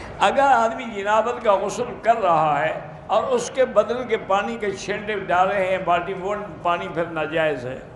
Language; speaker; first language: Urdu; native; Urdu